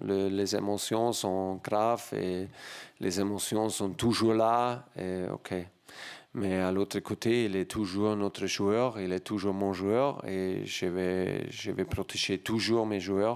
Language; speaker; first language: French; non-native, learner; German